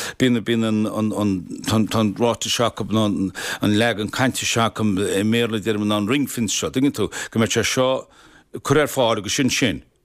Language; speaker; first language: Irish; native; Irish